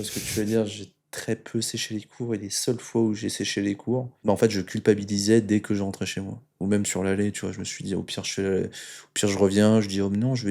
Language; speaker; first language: French; native; French